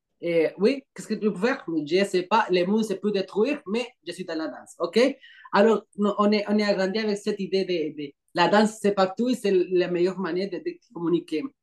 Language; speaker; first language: French; non-native, learner; Spanish